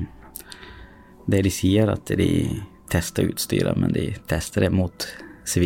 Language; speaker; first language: Norwegian; non-native, fluent; Tamil